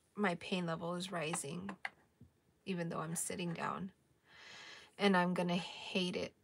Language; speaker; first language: English; native; English